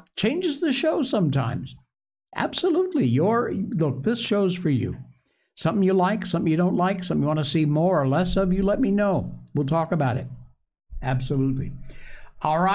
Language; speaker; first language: English; native; English